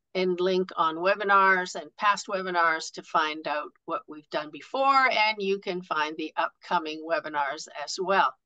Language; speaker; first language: English; native; English